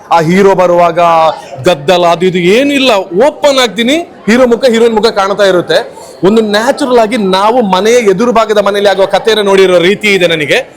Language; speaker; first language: Kannada; non-native, local second language; Tulu